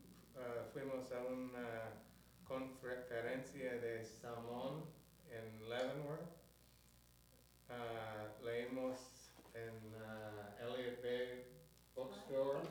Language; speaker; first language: Spanish; non-native, learner; English